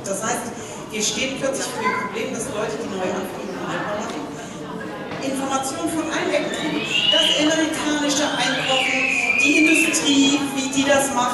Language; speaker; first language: German; native; German